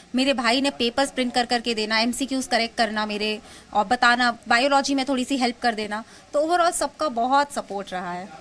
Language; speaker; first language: Hindi; native; Hindi